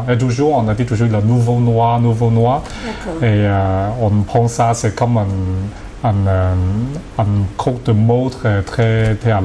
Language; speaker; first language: French; non-native, learner; Cantonese